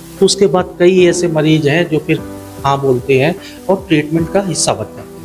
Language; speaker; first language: Hindi; native; Hindi